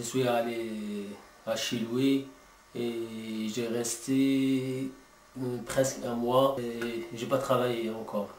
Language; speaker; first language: French; non-native, learner; Arabic